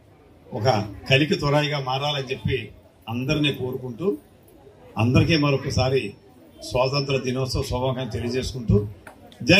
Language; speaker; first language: Telugu; native; Telugu